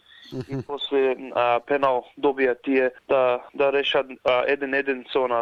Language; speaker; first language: Macedonian; early bilingual, heritage; Macedonian